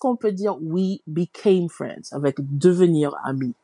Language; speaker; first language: French; non-native, fluent; English